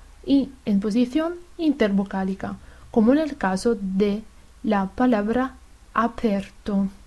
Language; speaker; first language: Spanish; non-native, fluent; Italian